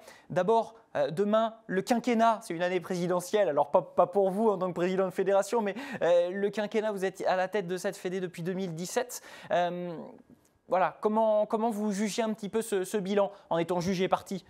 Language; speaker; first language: French; native; French